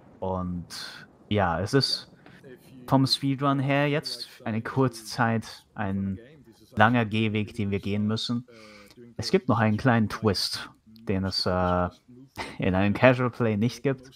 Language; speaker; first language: German; native; German